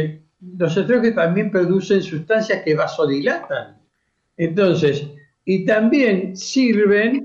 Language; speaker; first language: Spanish; native; Spanish